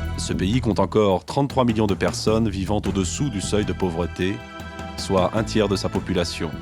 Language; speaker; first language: French; native; French